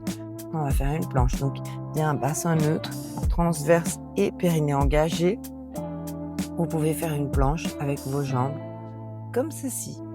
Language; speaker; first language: French; native; French